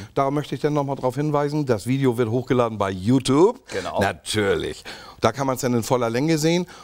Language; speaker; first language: German; native; German